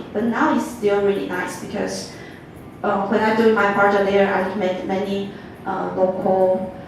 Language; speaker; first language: English; non-native, fluent; Chinese